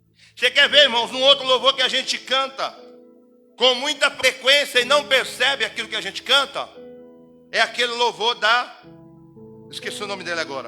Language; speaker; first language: Portuguese; native; Portuguese